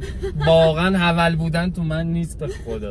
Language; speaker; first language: Persian; native; Persian